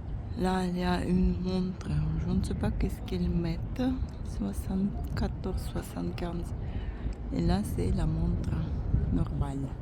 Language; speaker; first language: French; non-native, fluent; Russian